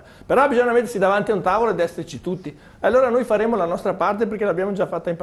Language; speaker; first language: Italian; native; Italian